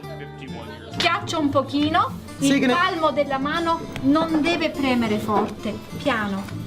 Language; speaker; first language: Italian; native; Italian